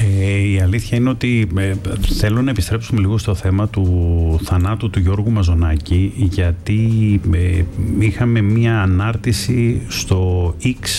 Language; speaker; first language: Greek; native; Greek